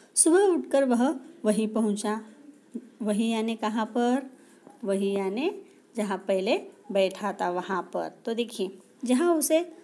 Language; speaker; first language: Hindi; non-native, local second language; Marathi